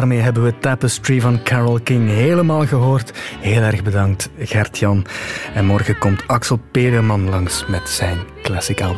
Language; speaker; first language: Dutch; native; Dutch